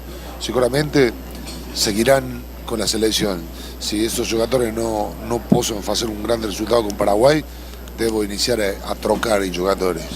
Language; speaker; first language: Portuguese; non-native, learner; Spanish